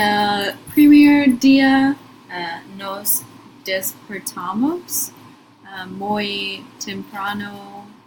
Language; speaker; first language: Spanish; non-native, learner; English